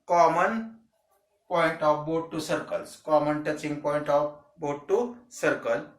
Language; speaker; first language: English; non-native, local second language; Marathi